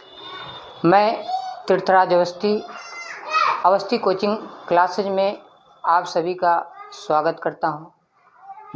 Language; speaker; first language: Hindi; native; Hindi